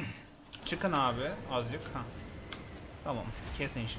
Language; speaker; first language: Turkish; native; Turkish